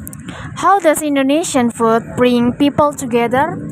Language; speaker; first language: English; non-native, learner; Indonesian